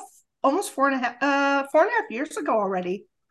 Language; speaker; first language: English; native; English